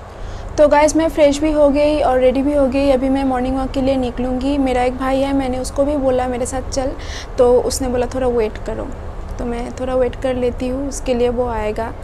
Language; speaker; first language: Hindi; non-native, local second language; Bangla